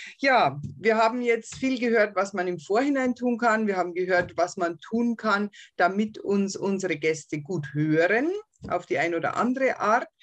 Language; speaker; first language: German; native; German